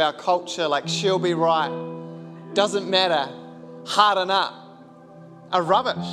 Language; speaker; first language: English; native; English